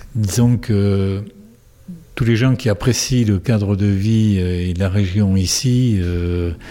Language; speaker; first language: French; native; French